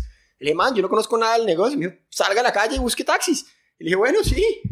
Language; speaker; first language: Spanish; native; Spanish